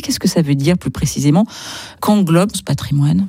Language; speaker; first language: French; native; French